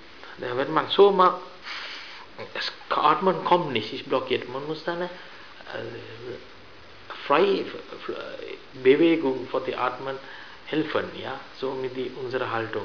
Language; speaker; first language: German; non-native, fluent; Sinhala